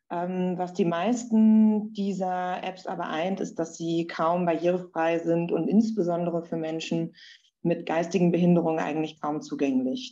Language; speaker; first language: German; native; German